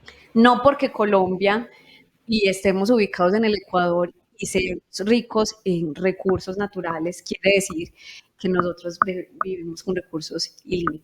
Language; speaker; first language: Spanish; native; Spanish